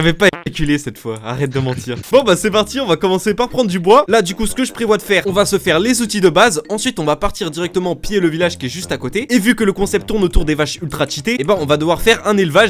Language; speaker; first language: French; native; French